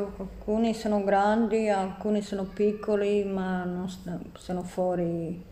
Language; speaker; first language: Italian; non-native, learner; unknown